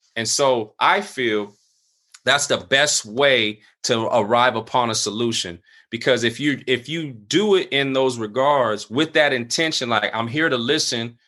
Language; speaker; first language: English; native; English